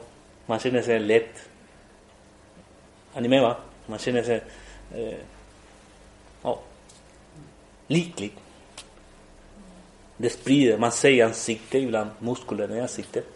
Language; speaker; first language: Swedish; non-native, fluent; Spanish